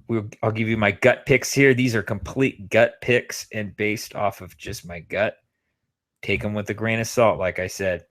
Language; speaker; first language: English; native; English